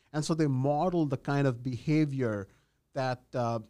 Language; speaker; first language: English; non-native, local second language; Gujarati